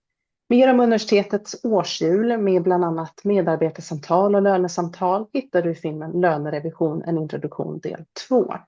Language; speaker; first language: Swedish; native; Swedish